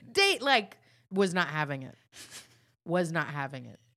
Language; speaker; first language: English; native; English